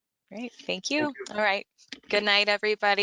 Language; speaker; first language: English; native; English